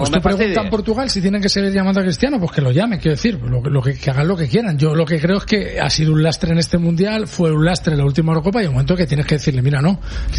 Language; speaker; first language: Spanish; native; Spanish